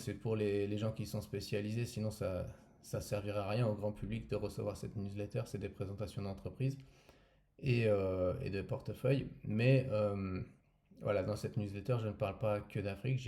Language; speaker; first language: French; native; French